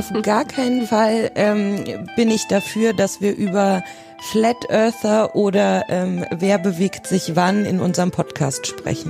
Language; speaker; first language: German; native; German